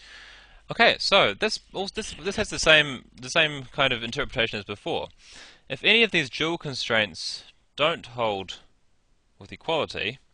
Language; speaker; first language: English; native; English